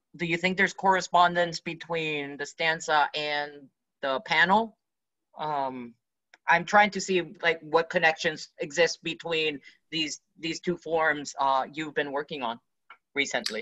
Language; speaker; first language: English; non-native, local second language; Spanish